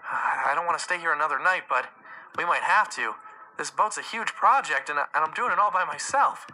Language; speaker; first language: English; native; English